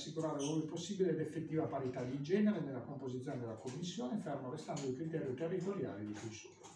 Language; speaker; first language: Italian; native; Italian